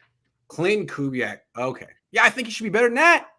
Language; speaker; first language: English; native; English